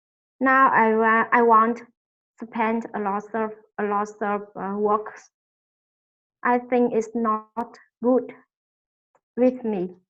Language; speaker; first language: English; non-native, learner; Vietnamese